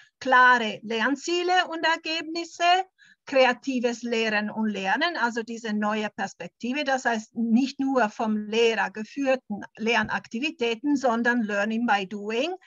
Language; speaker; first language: German; non-native, fluent; Italian